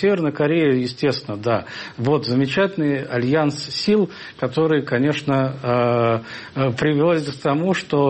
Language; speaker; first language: Russian; native; Russian